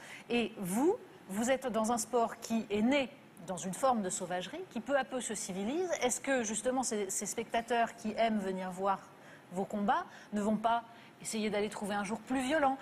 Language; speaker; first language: French; native; French